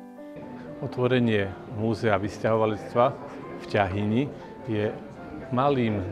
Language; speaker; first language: Slovak; native; Slovak